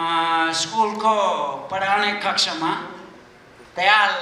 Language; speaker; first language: Nepali; non-native, fluent; English